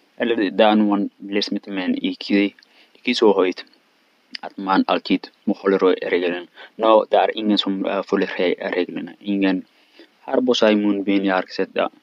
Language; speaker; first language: Swedish; non-native, learner; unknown